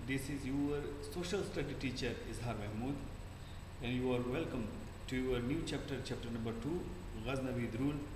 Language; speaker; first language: English; non-native, local second language; Urdu